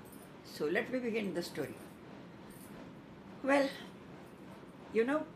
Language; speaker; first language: English; non-native, local second language; Odia